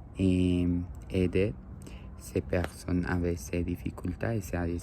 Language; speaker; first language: French; non-native, learner; Spanish